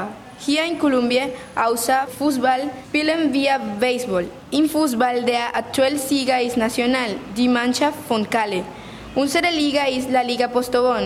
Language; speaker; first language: German; non-native, learner; Spanish